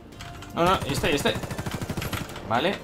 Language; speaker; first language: Spanish; native; Spanish